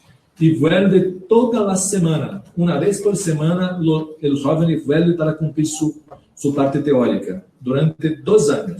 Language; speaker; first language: Spanish; non-native, learner; Portuguese